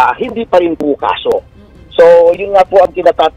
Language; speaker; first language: Filipino; native; Filipino